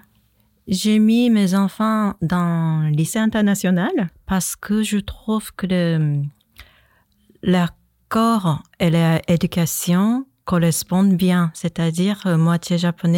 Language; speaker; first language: French; non-native, fluent; Japanese